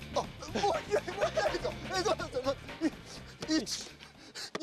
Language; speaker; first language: Japanese; native; Japanese